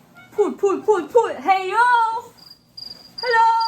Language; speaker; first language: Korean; non-native, fluent; Vietnamese